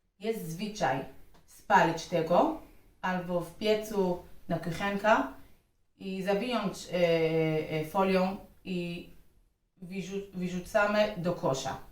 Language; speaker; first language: Polish; non-native, learner; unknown